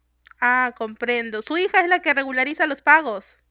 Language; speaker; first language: Spanish; native; Spanish